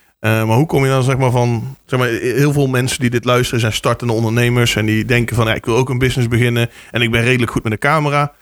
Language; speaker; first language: Dutch; native; Dutch